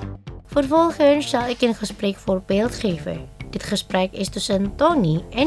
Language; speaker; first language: Dutch; non-native, learner; Indonesian